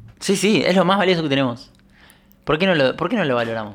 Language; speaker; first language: Spanish; native; Spanish